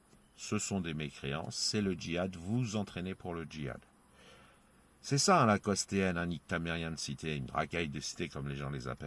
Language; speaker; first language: French; native; French